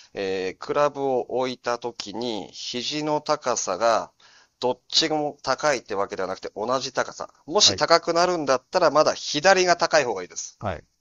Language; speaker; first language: Japanese; native; Japanese